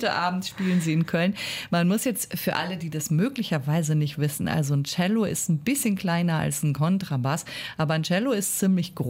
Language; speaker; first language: German; native; German